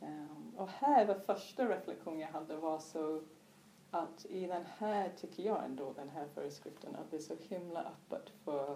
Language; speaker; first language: Swedish; non-native, fluent; English